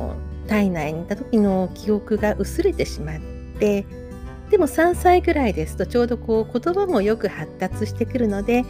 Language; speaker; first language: Japanese; native; Japanese